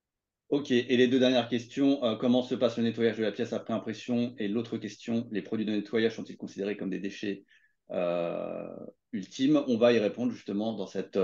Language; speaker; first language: French; native; French